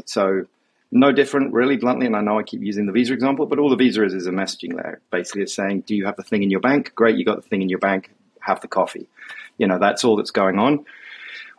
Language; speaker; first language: English; native; English